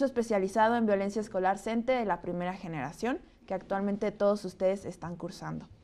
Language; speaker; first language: Spanish; native; Spanish